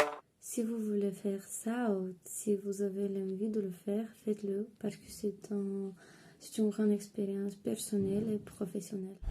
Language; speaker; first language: French; non-native, fluent; Bulgarian